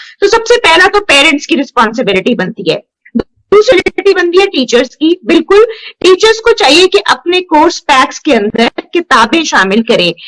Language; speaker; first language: Urdu; non-native, local second language; Punjabi